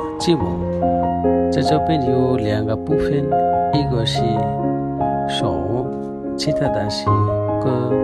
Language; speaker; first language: Chinese; non-native, fluent; Bangla